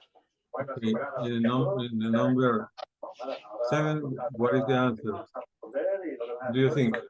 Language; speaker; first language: English; non-native, learner; Spanish